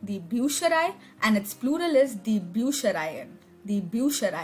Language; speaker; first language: German; non-native, learner; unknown